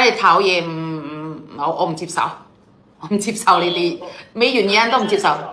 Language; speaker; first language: Cantonese; non-native, fluent; Indonesian